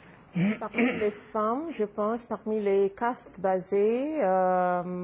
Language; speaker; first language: French; non-native, fluent; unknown